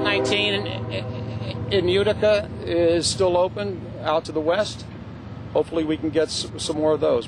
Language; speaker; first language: English; native; English